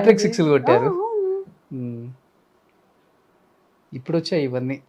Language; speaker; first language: Telugu; native; Telugu